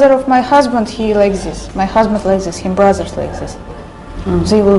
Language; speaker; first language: English; non-native, learner; Russian